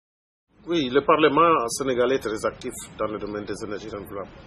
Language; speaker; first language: French; non-native, local second language; Wolof